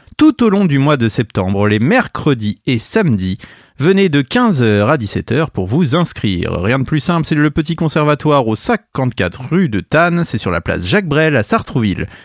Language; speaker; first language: French; native; French